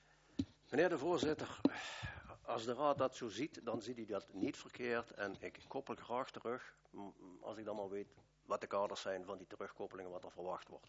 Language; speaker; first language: Dutch; native; Dutch